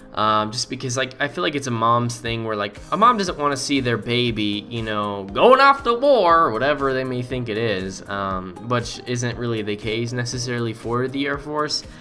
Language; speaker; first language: English; native; English